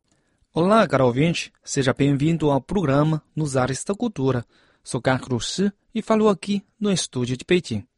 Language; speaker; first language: Portuguese; non-native, fluent; Chinese